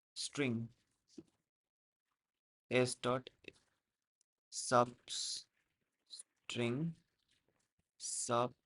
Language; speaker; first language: English; non-native, local second language; Hindi